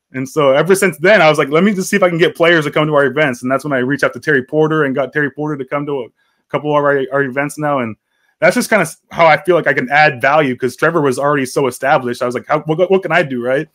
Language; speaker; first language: English; native; English